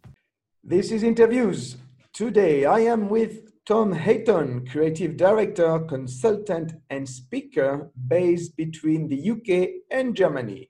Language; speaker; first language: English; non-native, fluent; French